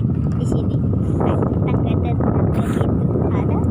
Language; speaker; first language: Indonesian; native; Indonesian